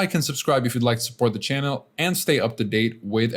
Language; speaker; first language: English; native; English